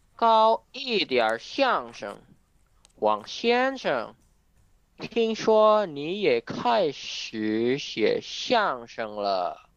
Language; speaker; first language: Chinese; non-native, learner; Indonesian